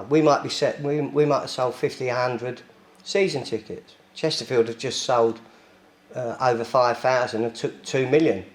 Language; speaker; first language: English; native; English